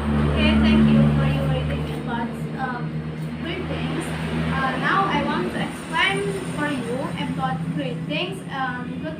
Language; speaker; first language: English; non-native, learner; Indonesian